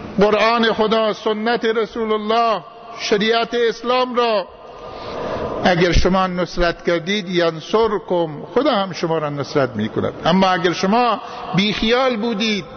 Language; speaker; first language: Persian; native; Persian